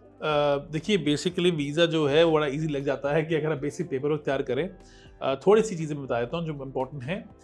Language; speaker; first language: Hindi; native; Hindi